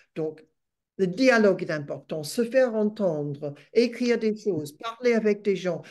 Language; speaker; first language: French; non-native, fluent; English